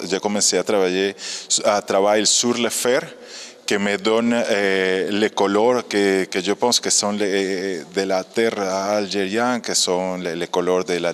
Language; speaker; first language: French; non-native, learner; Spanish